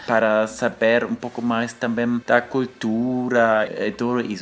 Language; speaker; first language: Spanish; non-native, learner; German